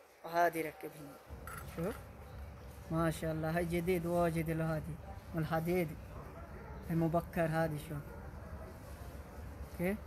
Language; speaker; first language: Arabic; non-native, learner; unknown